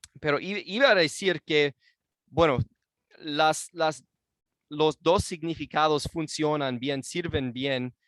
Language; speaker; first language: Spanish; non-native, fluent; English